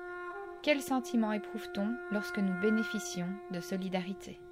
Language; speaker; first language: French; native; French